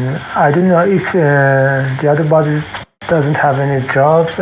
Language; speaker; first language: English; non-native, fluent; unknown